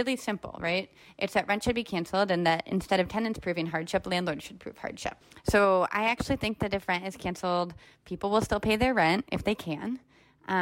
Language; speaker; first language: English; native; English